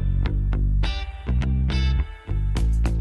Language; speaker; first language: English; non-native, local second language; Filipino